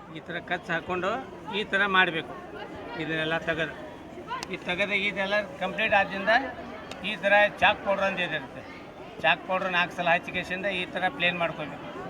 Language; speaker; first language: Kannada; native; Kannada